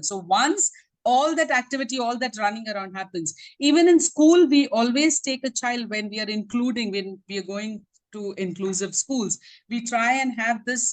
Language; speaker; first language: English; non-native, local second language; Tamil